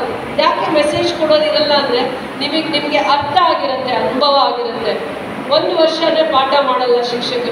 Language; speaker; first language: Kannada; native; Kannada